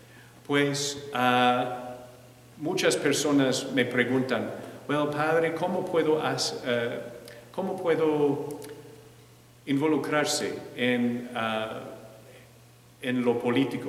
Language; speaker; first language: Spanish; non-native, fluent; English